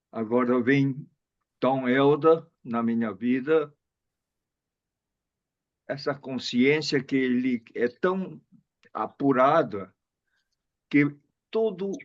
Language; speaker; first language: Portuguese; non-native, fluent; Chinese